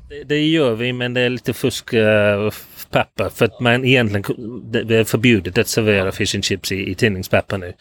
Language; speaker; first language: Swedish; non-native, fluent; English